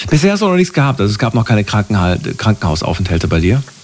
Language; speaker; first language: German; native; German